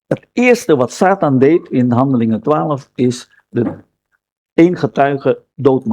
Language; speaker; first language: Dutch; non-native, fluent; Indonesian